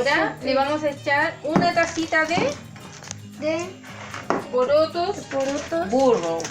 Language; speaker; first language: Spanish; native; Spanish